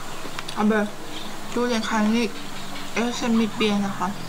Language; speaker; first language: German; non-native, learner; Thai